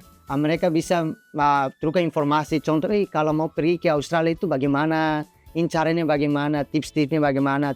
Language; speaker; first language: Indonesian; non-native, fluent; Tetum